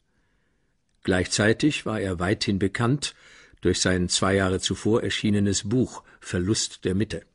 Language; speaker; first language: German; native; German